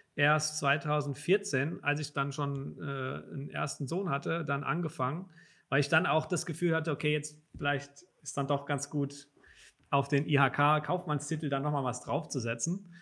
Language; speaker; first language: German; native; German